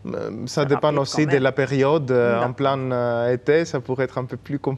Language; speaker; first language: French; non-native, fluent; Greek